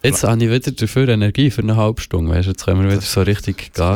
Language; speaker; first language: German; native; German